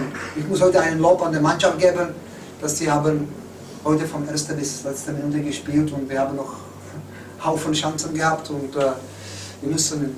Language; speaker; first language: German; non-native, fluent; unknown